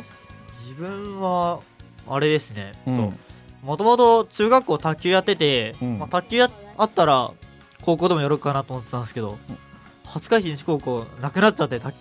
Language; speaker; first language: Japanese; native; Japanese